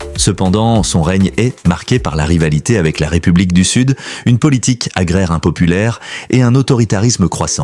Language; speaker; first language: French; non-native, local second language; Haitian Creole